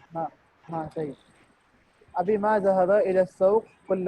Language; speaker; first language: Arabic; non-native, learner; Urdu